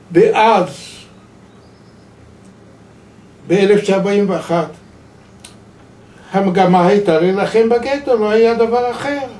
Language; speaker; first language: Hebrew; non-native, fluent; Yiddish